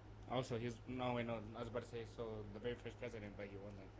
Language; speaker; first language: English; early bilingual, other home language; Spanish